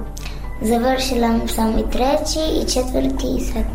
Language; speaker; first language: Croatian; non-native, learner; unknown